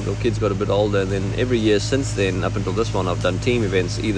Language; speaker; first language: English; native; English